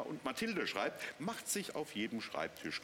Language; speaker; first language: German; native; German